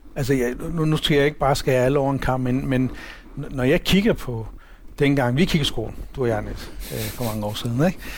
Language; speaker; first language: Danish; early bilingual, other home language; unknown